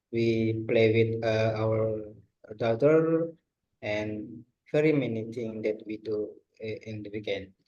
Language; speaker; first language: English; non-native, learner; Indonesian